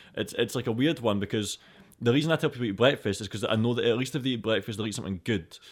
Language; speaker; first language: English; native; English